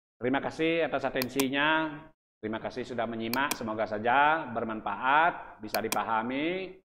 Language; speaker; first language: Indonesian; non-native, local second language; Balinese